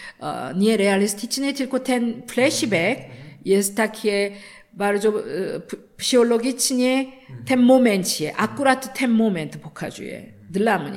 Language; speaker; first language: Polish; non-native, learner; Korean